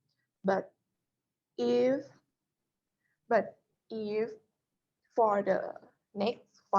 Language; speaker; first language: English; non-native, learner; Thai